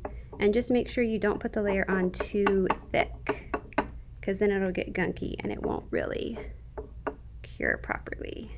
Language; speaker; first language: English; native; English